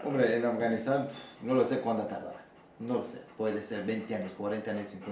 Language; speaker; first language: Spanish; non-native, learner; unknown